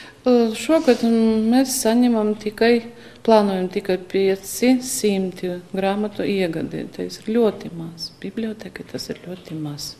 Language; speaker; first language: Latvian; non-native, local second language; Russian